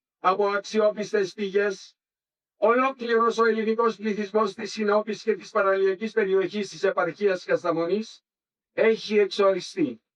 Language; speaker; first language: Greek; native; Greek